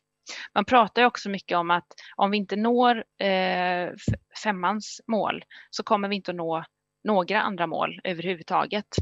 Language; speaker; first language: Swedish; native; Swedish